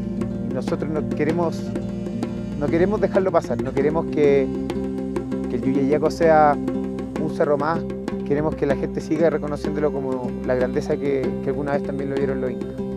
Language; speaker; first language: Spanish; native; Spanish